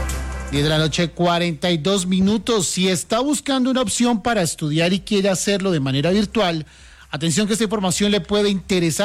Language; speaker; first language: Spanish; native; Spanish